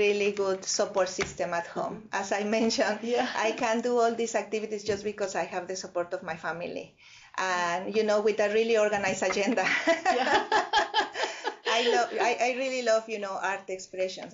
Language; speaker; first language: English; non-native, fluent; Spanish